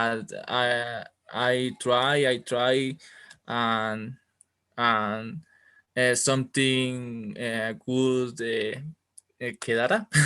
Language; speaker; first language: English; non-native, learner; Spanish